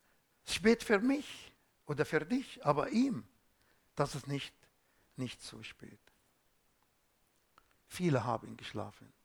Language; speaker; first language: German; non-native, fluent; Arabic